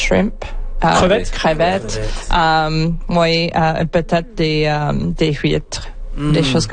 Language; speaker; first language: French; non-native, local second language; English